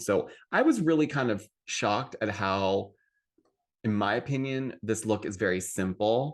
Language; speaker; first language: English; native; English